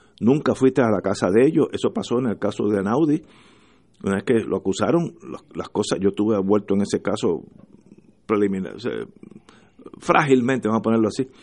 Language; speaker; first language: Spanish; native; Spanish